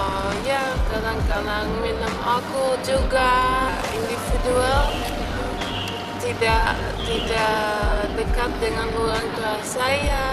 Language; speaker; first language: Indonesian; non-native, fluent; Dutch